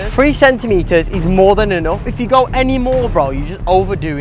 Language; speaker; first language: English; native; English